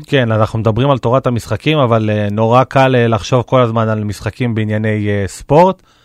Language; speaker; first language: Hebrew; native; Hebrew